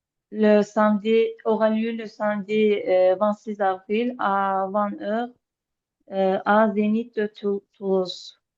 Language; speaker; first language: French; non-native, learner; Azerbaijani